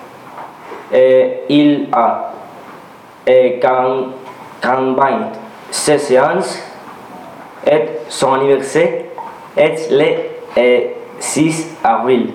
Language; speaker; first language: French; non-native, learner; Spanish